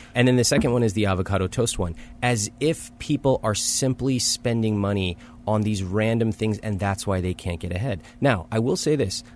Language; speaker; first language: English; early bilingual, other home language; Hindi